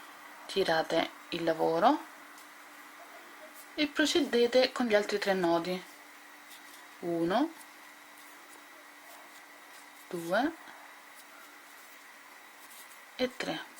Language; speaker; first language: Italian; native; Italian